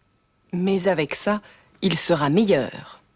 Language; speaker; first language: French; non-native, fluent; German